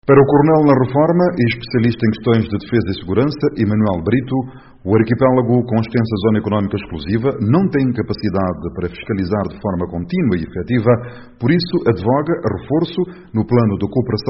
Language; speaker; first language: Portuguese; non-native, local second language; Kabuverdianu